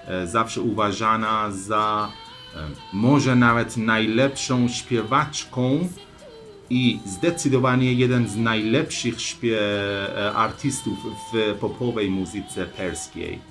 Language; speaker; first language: Polish; non-native, learner; Persian